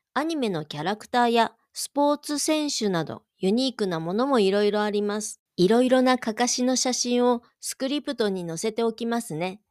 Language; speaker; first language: Japanese; native; Japanese